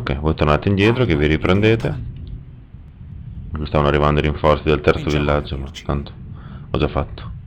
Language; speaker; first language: Italian; native; Italian